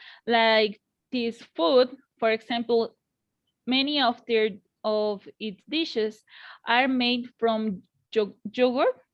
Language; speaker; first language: English; non-native, learner; Spanish